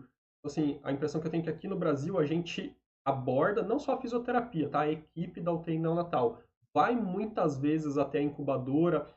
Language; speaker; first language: Portuguese; native; Portuguese